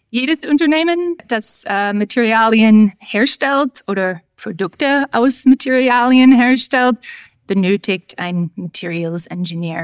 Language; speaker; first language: German; non-native, fluent; English